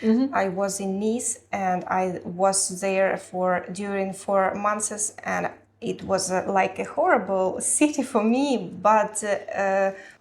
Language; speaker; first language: English; non-native, learner; Ukrainian